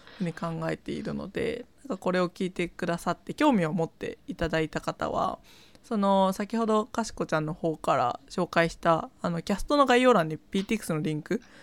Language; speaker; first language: Japanese; non-native, fluent; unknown